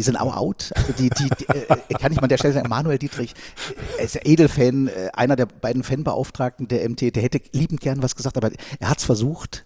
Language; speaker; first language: German; native; German